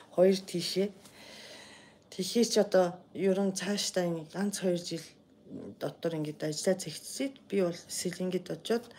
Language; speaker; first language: Mongolian; non-native, fluent; Japanese